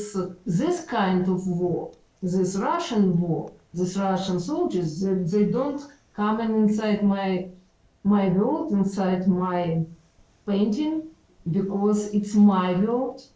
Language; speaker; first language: English; non-native, learner; Ukrainian